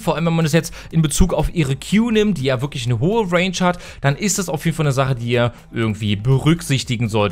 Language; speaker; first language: German; native; German